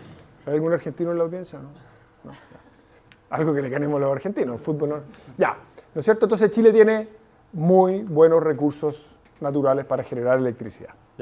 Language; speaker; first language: Spanish; native; Spanish